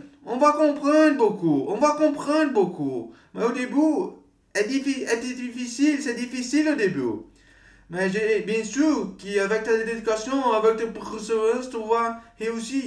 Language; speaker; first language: French; non-native, learner; Portuguese